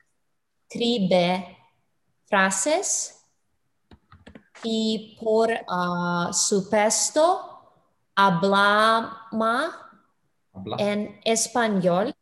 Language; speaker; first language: Spanish; non-native, learner; English